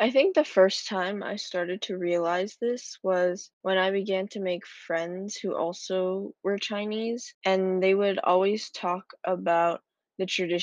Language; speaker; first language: English; native; English